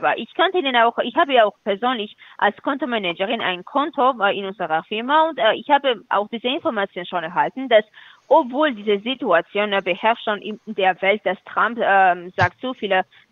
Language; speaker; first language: German; non-native, fluent; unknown